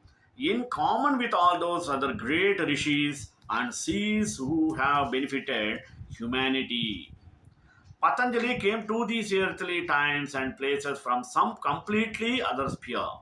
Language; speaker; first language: English; non-native, local second language; Telugu